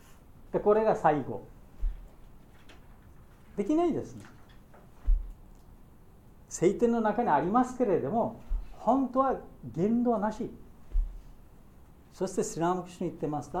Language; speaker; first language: Japanese; non-native, learner; Bangla